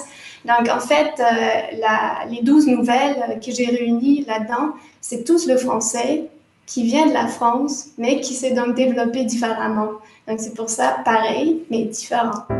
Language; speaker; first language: French; non-native, fluent; German